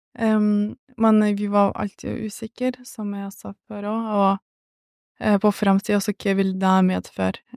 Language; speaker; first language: Norwegian; early bilingual, other home language; Russian